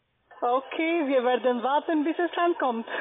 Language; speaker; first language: German; non-native, learner; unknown